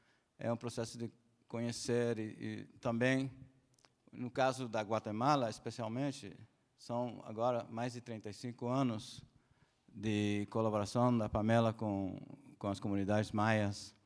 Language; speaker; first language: Portuguese; non-native, fluent; Spanish